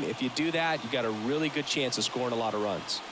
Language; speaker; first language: English; native; English